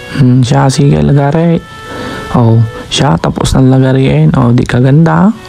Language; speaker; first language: Filipino; native; Filipino